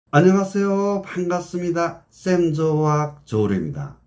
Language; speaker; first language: Korean; native; Korean